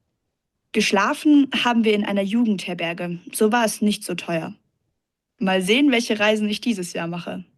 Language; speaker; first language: German; non-native, learner; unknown